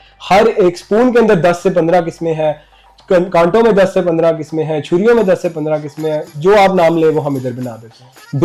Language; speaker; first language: Urdu; non-native, local second language; Punjabi